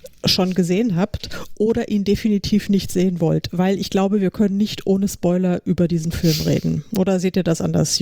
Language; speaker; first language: German; native; German